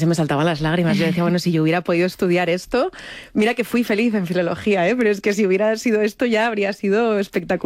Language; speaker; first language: Spanish; native; Spanish